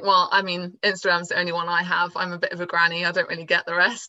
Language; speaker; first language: English; native; English